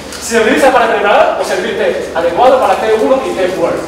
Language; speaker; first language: Spanish; non-native, learner; Chinese